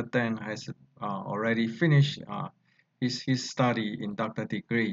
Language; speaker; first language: English; non-native, learner; Chinese